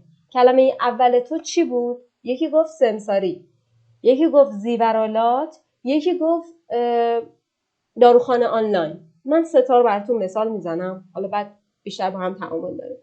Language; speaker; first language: Persian; native; Persian